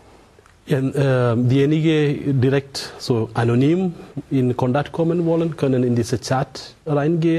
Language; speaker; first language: German; non-native, fluent; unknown